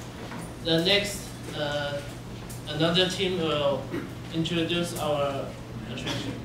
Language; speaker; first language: English; non-native, learner; Chinese